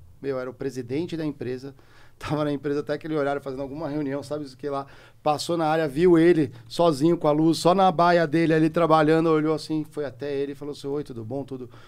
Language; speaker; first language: Portuguese; native; Portuguese